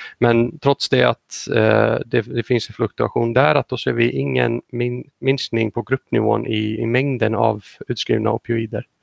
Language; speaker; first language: Swedish; non-native, fluent; Icelandic